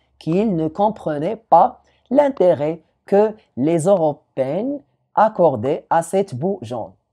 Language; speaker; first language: French; non-native, local second language; Arabic